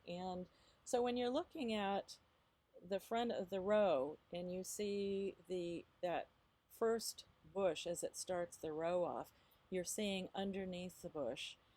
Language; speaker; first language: English; native; English